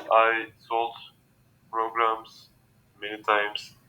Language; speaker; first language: English; non-native, learner; Turkish